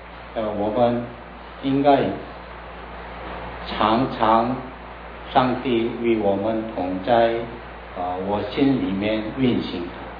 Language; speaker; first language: Chinese; non-native, learner; Korean